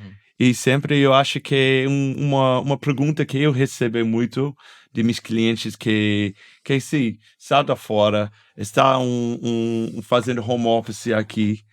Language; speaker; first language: Portuguese; non-native, fluent; English